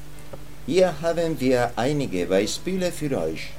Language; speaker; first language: German; non-native, learner; Spanish